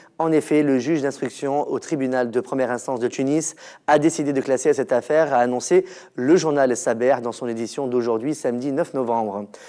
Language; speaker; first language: French; non-native, local second language; Arabic